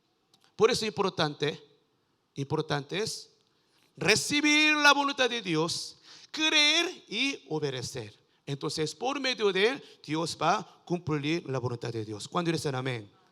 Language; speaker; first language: Spanish; non-native, learner; Korean